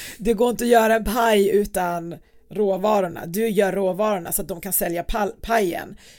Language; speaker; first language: Swedish; early bilingual, other home language; Persian